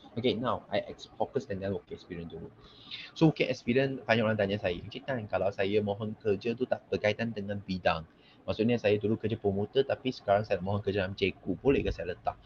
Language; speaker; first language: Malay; non-native, local second language; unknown